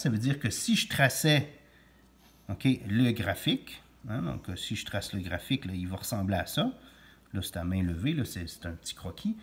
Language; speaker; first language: French; native; French